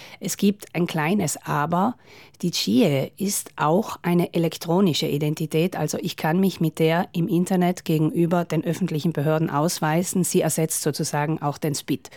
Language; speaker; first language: German; native; German